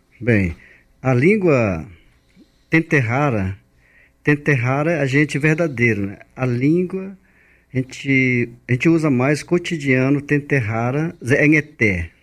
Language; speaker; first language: Portuguese; non-native, local second language; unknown